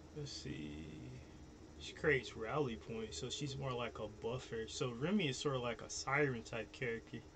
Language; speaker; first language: English; native; English